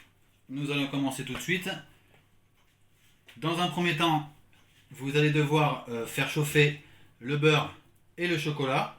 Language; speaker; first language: French; native; French